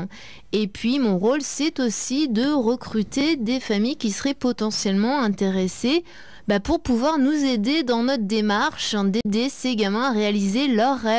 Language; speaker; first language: French; native; French